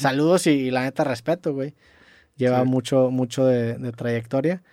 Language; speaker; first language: Spanish; native; Spanish